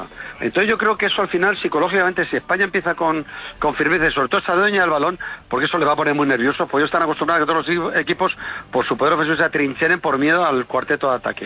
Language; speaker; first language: Spanish; native; Spanish